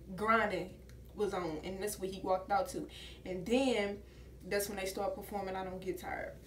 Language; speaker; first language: English; native; English